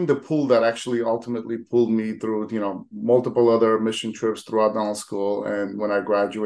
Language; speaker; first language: English; early bilingual, other home language; Armenian